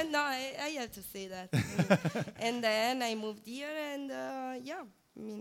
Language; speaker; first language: English; non-native, fluent; Italian